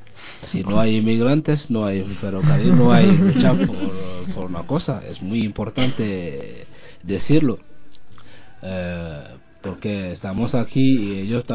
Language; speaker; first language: Spanish; non-native, learner; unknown